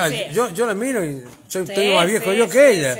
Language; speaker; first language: Spanish; native; Spanish